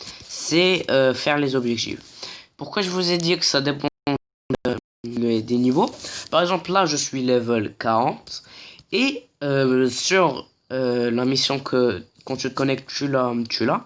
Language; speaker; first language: French; native; French